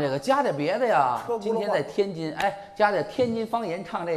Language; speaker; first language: Chinese; native; Chinese